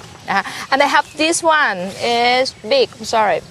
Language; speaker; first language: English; non-native, learner; Thai